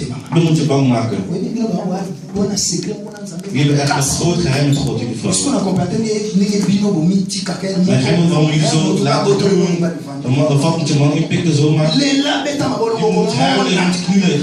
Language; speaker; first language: Dutch; non-native, learner; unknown